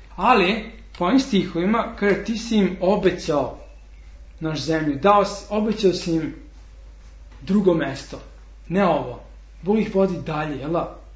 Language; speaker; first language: Serbian; non-native, fluent; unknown